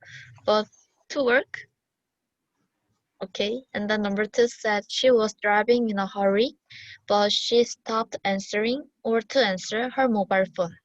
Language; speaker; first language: English; non-native, learner; Korean